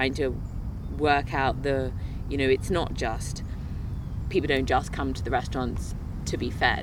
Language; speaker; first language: English; native; English